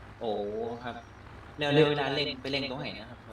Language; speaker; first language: Thai; native; Thai